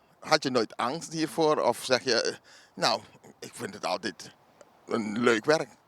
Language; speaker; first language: Dutch; native; Dutch